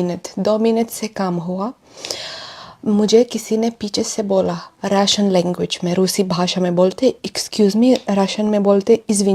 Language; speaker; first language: Hindi; non-native, fluent; Russian